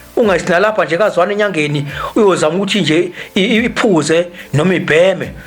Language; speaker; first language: Zulu; native; Zulu